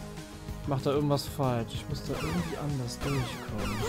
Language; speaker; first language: German; native; German